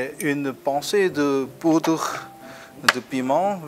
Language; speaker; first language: French; non-native, fluent; Korean